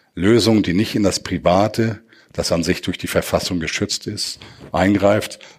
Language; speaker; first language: German; native; German